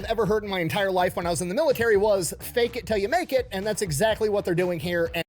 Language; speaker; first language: English; native; English